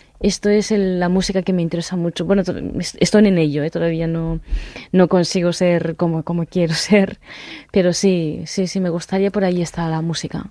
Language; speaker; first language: Spanish; non-native, fluent; Japanese